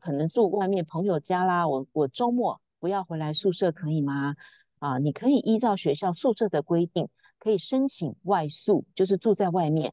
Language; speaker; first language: Chinese; native; Chinese